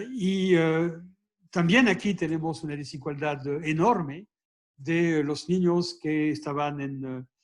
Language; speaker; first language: Spanish; non-native, fluent; French